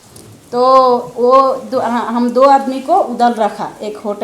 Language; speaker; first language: Hindi; non-native, learner; Bangla